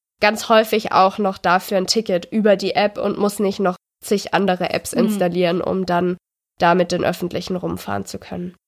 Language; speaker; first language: German; native; German